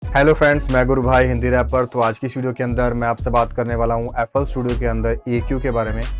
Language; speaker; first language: Hindi; native; Hindi